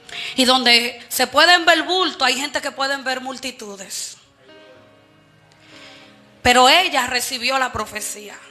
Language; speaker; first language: Spanish; native; Spanish